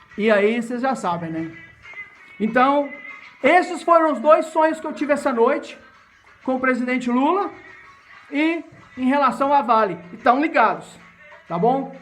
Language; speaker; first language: Portuguese; native; Portuguese